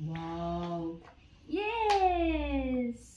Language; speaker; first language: English; non-native, local second language; Telugu